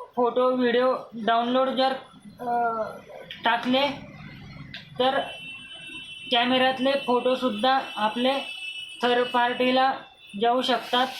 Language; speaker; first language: Marathi; non-native, local second language; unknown